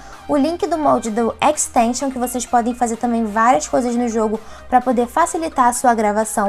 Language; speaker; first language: Portuguese; native; Portuguese